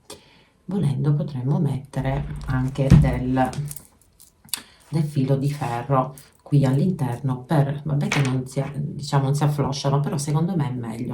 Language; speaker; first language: Italian; native; Italian